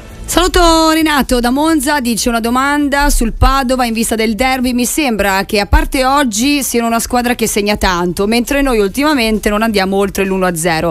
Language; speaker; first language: Italian; native; Italian